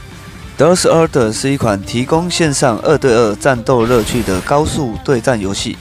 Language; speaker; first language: Chinese; native; Chinese